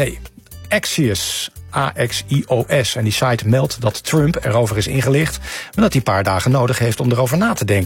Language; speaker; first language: Dutch; native; Dutch